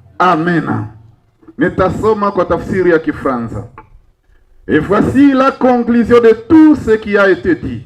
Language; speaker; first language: Swahili; non-native, local second language; Nande